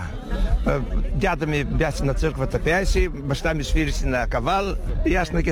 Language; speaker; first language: Bulgarian; non-native, learner; Macedonian